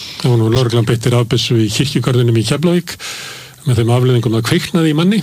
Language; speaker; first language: Icelandic; native; Icelandic